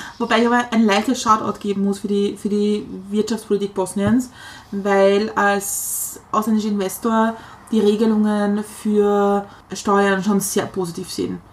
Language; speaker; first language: German; native; German